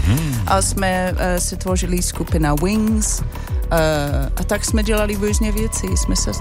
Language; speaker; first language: Czech; non-native, learner; English